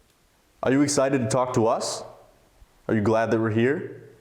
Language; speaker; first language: English; native; English